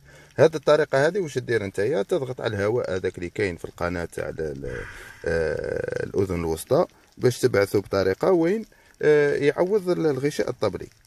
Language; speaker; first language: Arabic; native; Arabic